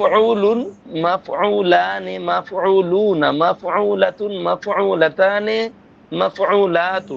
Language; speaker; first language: Arabic; non-native, learner; Bangla